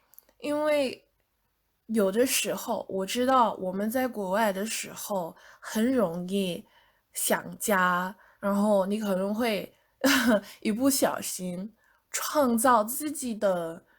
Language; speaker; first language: Chinese; non-native, fluent; English